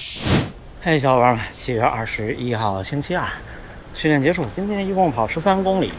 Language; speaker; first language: Chinese; native; Chinese